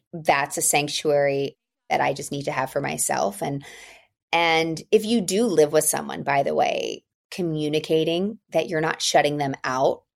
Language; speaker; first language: English; native; English